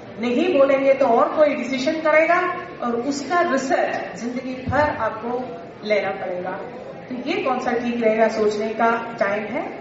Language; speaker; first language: Hindi; non-native, local second language; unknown